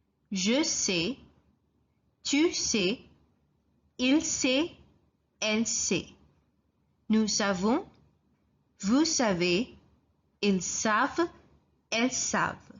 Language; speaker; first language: French; non-native, fluent; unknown